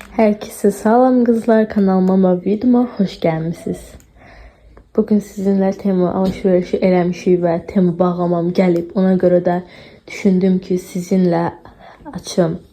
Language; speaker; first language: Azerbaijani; non-native, local second language; Talysh